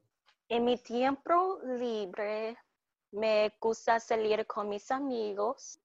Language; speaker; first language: Spanish; non-native, learner; English